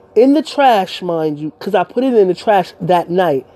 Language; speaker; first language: English; native; English